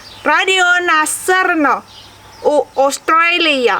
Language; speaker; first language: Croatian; non-native, learner; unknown